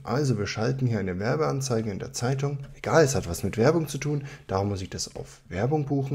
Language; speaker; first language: German; native; German